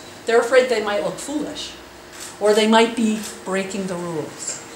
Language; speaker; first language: English; native; English